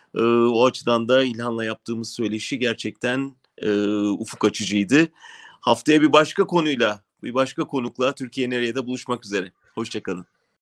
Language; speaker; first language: Turkish; native; Turkish